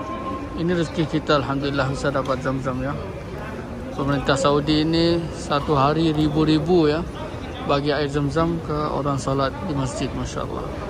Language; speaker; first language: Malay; early bilingual, heritage; Malay